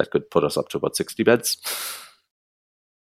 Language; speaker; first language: English; native; English